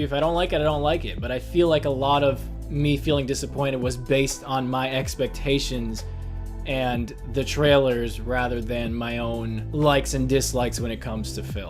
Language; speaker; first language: English; native; English